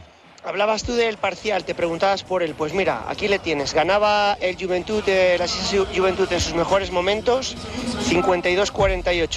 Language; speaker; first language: Spanish; native; Spanish